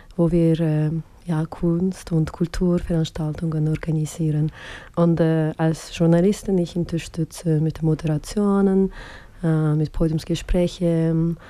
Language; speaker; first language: German; non-native, fluent; Azerbaijani